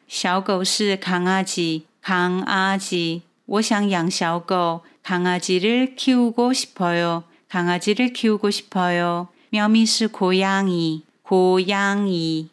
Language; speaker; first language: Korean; non-native, fluent; Chinese